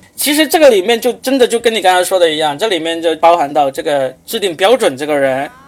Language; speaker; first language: Chinese; native; Chinese